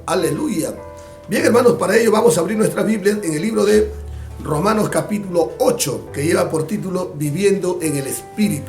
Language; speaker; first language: Spanish; native; Spanish